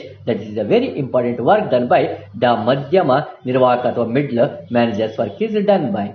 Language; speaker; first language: English; non-native, local second language; Kannada